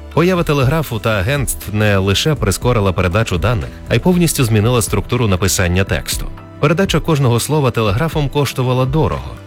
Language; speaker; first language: Ukrainian; native; Ukrainian